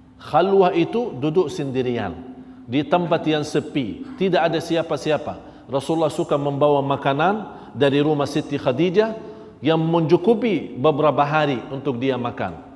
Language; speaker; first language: Malay; non-native, fluent; Arabic